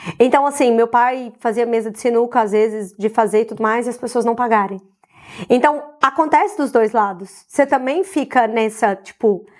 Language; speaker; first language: Portuguese; native; Portuguese